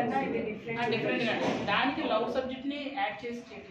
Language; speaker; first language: Telugu; native; Telugu